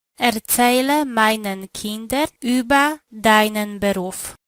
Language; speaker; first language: German; non-native, learner; Polish